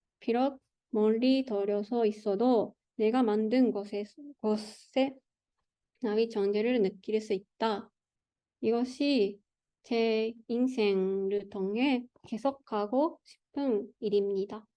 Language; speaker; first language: Korean; non-native, learner; Japanese